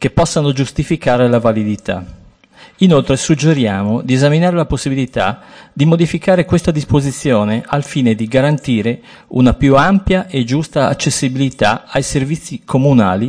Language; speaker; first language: Italian; native; Italian